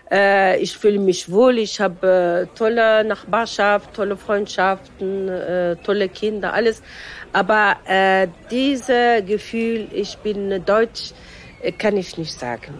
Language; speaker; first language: German; non-native, fluent; Arabic